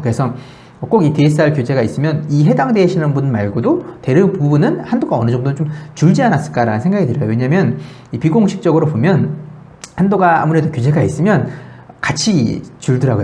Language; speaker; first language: Korean; native; Korean